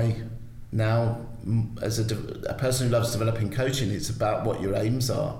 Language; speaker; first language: English; native; English